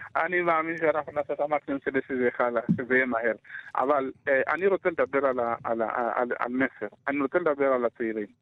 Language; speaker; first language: Hebrew; early bilingual, other home language; Amharic